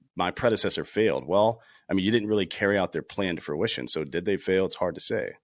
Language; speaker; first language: English; native; English